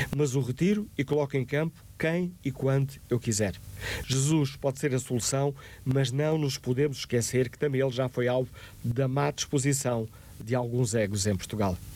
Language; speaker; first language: Portuguese; native; Portuguese